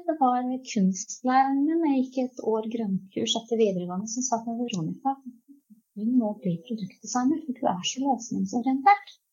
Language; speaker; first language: Norwegian; early bilingual, other home language; Czech